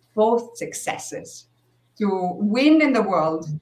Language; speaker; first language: English; non-native, fluent; Estonian